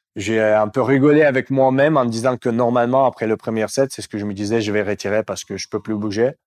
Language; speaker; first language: French; non-native, fluent; Russian